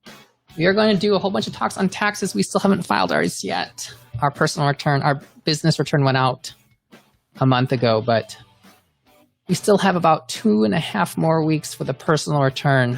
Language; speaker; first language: English; native; English